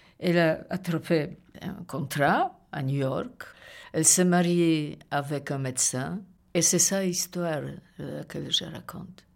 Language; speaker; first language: French; non-native, fluent; Polish